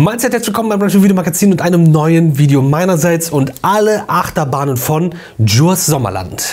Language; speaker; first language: German; native; German